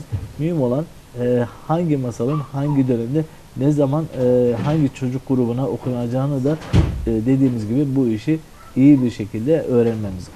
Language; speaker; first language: Turkish; native; Turkish